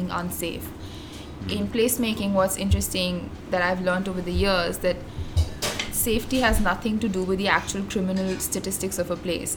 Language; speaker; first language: English; non-native, local second language; Hindi